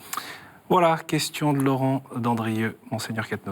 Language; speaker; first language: French; native; French